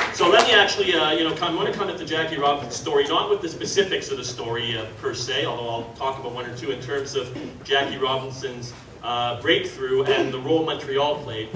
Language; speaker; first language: English; native; English